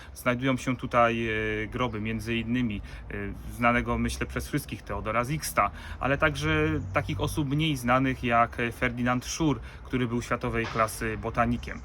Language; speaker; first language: Polish; native; Polish